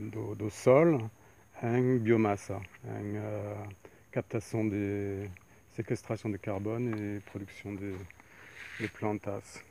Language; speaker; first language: Portuguese; non-native, fluent; French